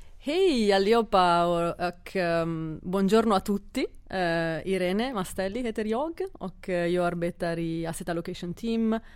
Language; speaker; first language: Swedish; non-native, fluent; Italian